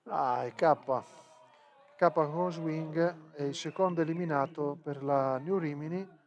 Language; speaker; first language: Italian; native; Italian